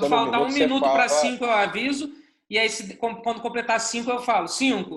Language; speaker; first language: Portuguese; native; Portuguese